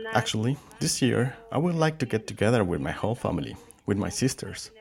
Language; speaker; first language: English; non-native, fluent; Spanish